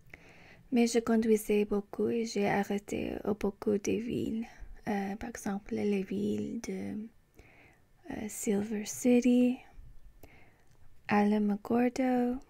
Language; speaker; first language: French; non-native, learner; English